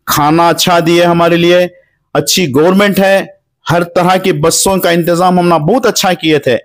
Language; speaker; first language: Urdu; native; Urdu